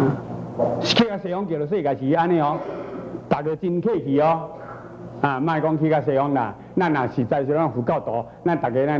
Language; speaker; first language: Chinese; native; Chinese